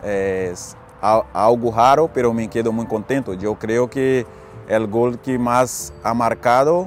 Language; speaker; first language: Spanish; non-native, fluent; Portuguese